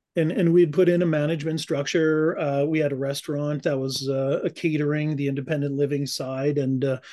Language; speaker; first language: English; native; English